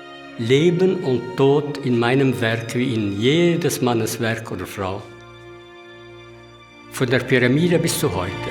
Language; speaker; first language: German; non-native, local second language; French